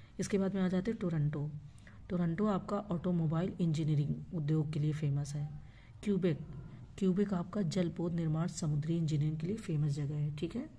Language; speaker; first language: Hindi; native; Hindi